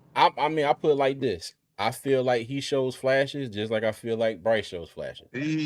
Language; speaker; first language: English; native; English